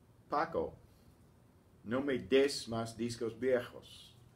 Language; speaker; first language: Spanish; non-native, fluent; English